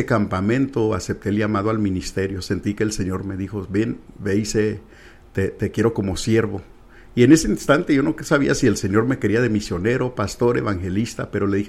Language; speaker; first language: Spanish; early bilingual, heritage; Spanish